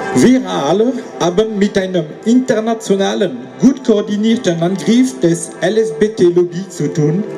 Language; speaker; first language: German; non-native, fluent; French